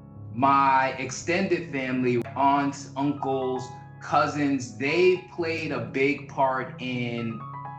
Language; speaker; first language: English; native; English